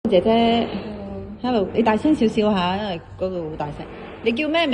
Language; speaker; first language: Cantonese; native; Cantonese